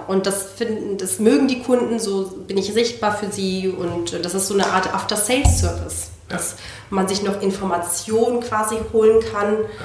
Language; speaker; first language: German; non-native, fluent; Spanish